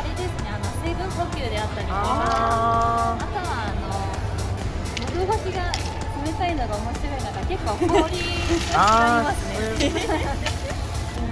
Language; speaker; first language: Japanese; native; Japanese